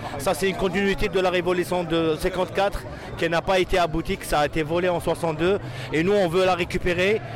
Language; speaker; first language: French; non-native, local second language; Arabic